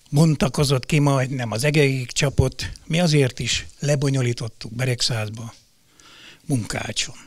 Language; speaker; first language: Hungarian; native; Hungarian